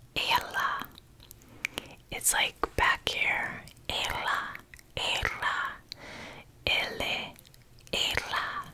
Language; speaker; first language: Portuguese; non-native, learner; English